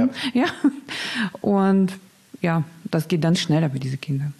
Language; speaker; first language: German; non-native, learner; Russian